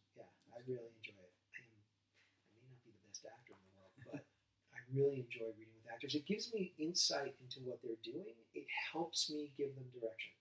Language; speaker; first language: English; native; English